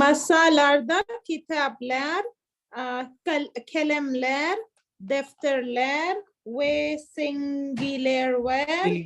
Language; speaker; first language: Turkish; non-native, learner; Urdu